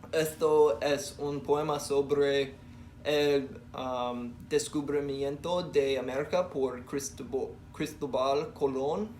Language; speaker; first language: Spanish; non-native, learner; English